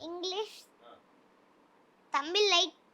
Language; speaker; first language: Tamil; non-native, local second language; Tulu